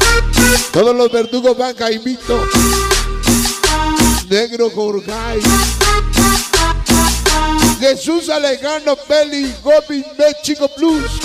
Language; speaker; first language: Spanish; native; Spanish